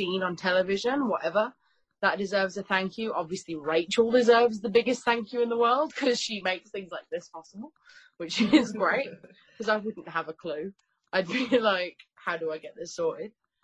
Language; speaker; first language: English; native; English